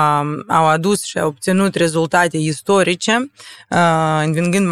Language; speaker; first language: Romanian; non-native, local second language; Russian